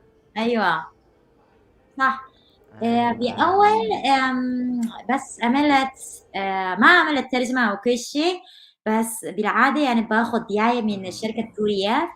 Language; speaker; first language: Arabic; non-native, fluent; Korean